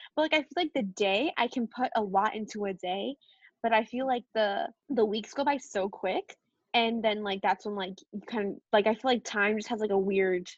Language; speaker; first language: English; native; English